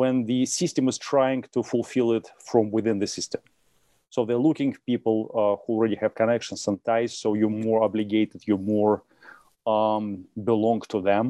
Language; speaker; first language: English; non-native, fluent; Russian